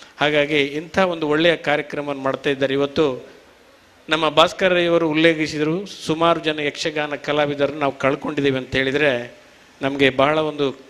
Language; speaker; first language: Kannada; native; Kannada